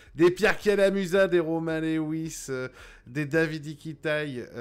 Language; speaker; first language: French; native; French